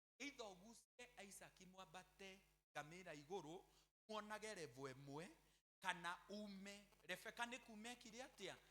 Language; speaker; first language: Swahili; non-native, local second language; Kikuyu